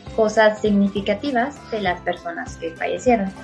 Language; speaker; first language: Spanish; native; Spanish